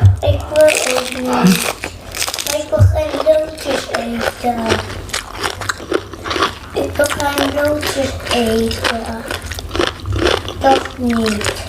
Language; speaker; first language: Dutch; non-native, learner; Thai